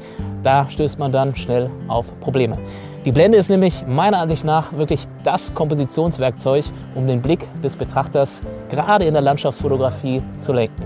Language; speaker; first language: German; native; German